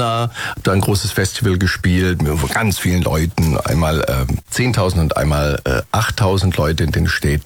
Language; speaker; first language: German; native; German